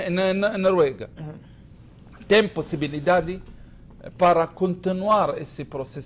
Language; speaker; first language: Spanish; non-native, learner; Hebrew